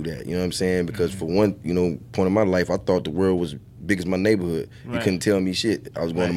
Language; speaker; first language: English; native; English